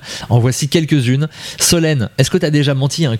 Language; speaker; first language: French; native; French